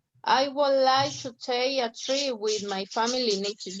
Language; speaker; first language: English; non-native, learner; Spanish